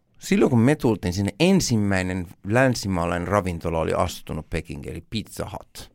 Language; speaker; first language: Finnish; early bilingual, other home language; Persian